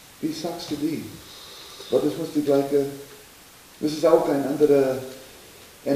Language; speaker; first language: German; non-native, learner; English